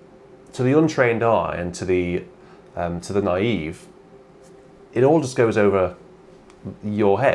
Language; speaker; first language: English; native; English